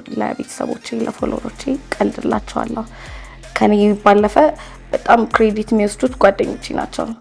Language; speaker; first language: Amharic; native; Amharic